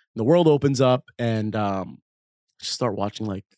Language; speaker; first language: English; early bilingual, other home language; Arabic